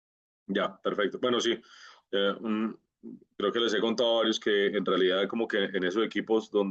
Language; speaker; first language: Spanish; native; Spanish